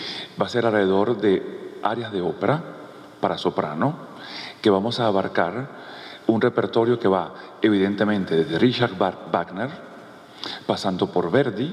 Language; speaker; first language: Spanish; native; Spanish